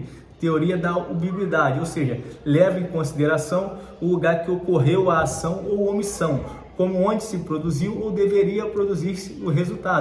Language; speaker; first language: Portuguese; native; Portuguese